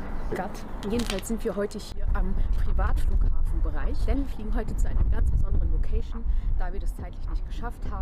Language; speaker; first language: German; native; German